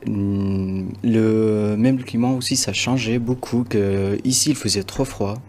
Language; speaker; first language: French; non-native, fluent; Arabic